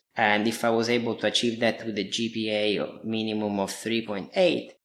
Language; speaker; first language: English; non-native, fluent; Italian